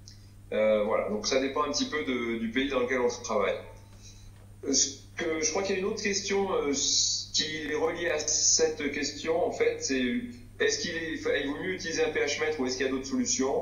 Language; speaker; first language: French; native; French